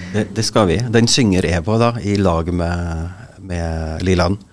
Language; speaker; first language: Norwegian; native; Norwegian